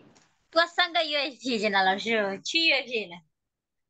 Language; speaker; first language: Chinese; non-native, learner; Burmese